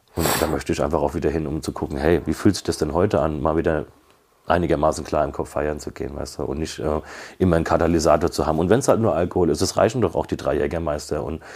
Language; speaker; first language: German; native; German